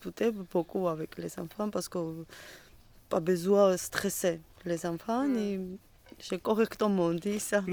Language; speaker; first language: French; non-native, learner; Georgian